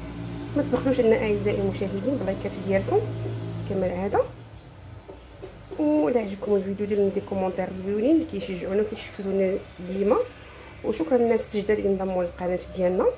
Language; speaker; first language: Arabic; native; Arabic